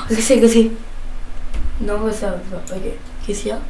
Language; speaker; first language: French; native; French